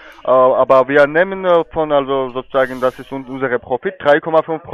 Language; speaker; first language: German; non-native, fluent; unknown